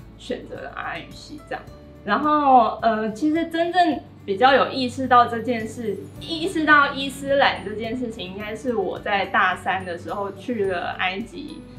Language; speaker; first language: Chinese; native; Chinese